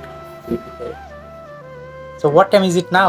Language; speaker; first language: English; non-native, learner; Bangla